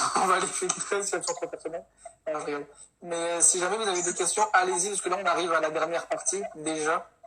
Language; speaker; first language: French; native; French